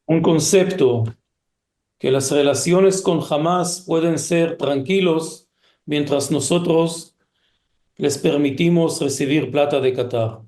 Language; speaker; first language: Spanish; early bilingual, heritage; Hebrew